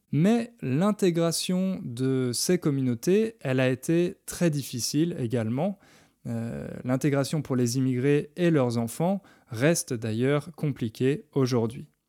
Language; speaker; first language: French; native; French